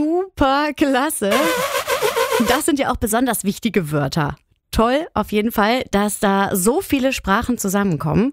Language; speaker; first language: German; native; German